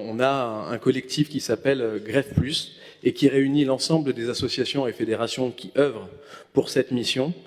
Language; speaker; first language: French; native; French